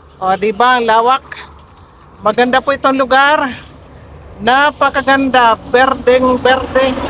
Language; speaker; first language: Filipino; non-native, local second language; Bikol